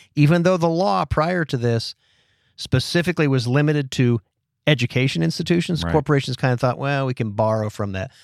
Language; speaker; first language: English; native; English